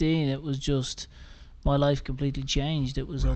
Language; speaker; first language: English; native; English